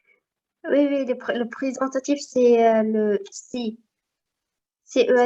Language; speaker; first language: French; non-native, learner; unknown